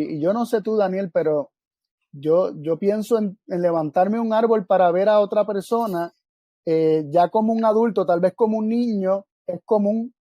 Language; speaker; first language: Spanish; native; Spanish